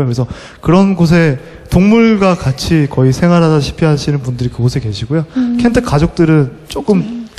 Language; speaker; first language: Korean; native; Korean